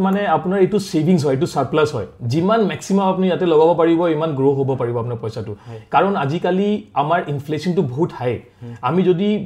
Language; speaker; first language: Assamese; non-native, local second language; Hindi